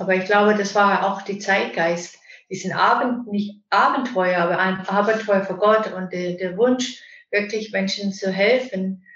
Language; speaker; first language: German; non-native, fluent; English